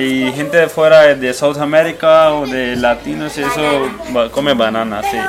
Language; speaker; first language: Spanish; non-native, learner; Urdu